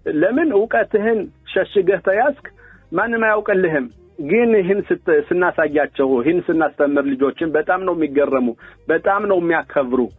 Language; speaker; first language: Amharic; native; Amharic